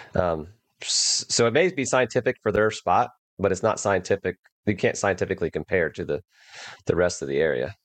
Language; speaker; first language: English; native; English